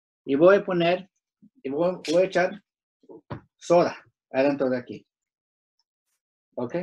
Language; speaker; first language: Spanish; early bilingual, heritage; Spanish